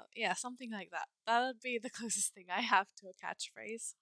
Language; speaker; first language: English; native; English